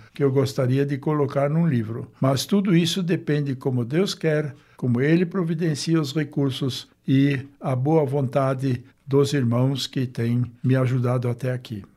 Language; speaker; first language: Portuguese; early bilingual, other home language; German